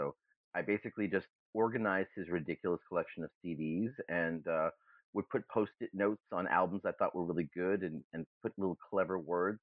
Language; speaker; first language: English; early bilingual, other home language; German